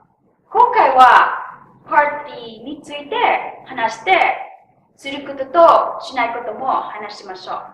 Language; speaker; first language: Japanese; non-native, learner; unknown